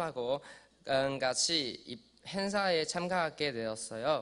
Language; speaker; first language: Korean; non-native, learner; Chinese